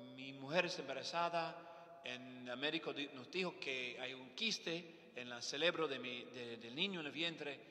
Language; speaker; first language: Spanish; non-native, fluent; English